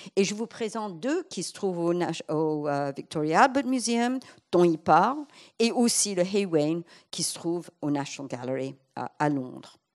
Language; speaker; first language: French; non-native, fluent; English